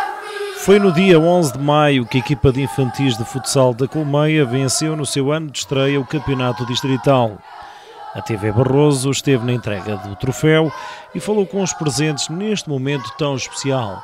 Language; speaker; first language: Portuguese; native; Portuguese